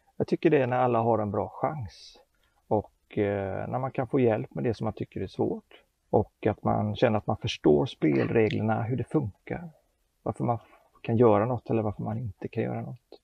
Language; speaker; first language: Swedish; native; Swedish